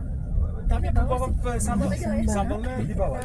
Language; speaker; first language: Indonesian; non-native, fluent; Uzbek